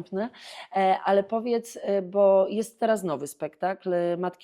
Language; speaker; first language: Polish; native; Polish